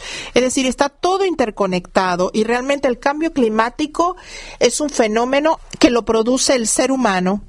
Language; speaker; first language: Spanish; native; Spanish